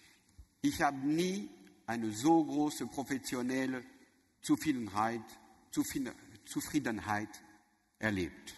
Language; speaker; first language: German; non-native, learner; French